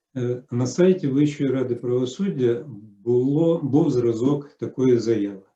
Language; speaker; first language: Ukrainian; native; Ukrainian